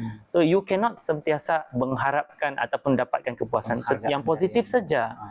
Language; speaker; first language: Malay; native; Malay